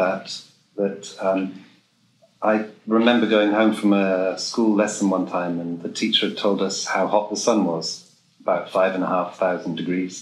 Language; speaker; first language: English; native; English